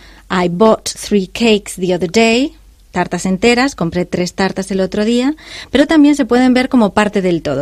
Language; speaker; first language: Spanish; native; Spanish